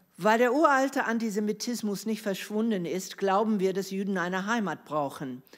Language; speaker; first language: German; non-native, fluent; English